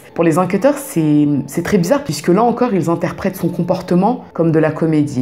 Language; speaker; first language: French; native; French